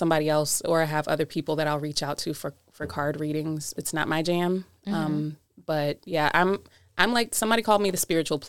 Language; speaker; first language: English; native; English